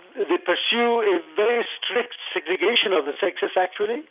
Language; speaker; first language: English; non-native, fluent; Persian